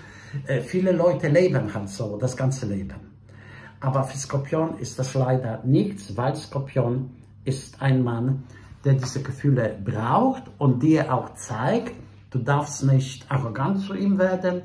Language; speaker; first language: German; non-native, fluent; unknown